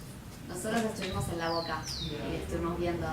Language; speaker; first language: Spanish; non-native, fluent; English